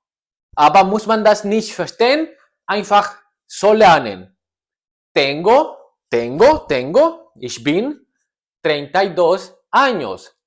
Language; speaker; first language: German; non-native, learner; Spanish